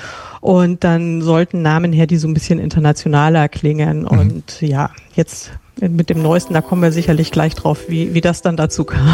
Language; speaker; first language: German; native; German